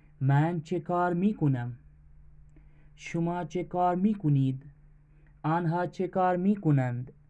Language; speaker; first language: Persian; non-native, fluent; Urdu